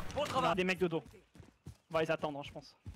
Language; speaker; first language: French; native; French